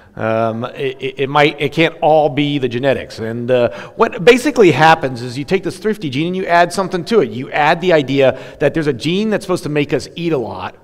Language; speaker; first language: English; native; English